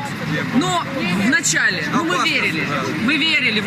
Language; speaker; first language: Russian; native; Russian